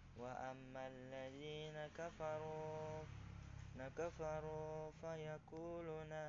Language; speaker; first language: Arabic; non-native, learner; Indonesian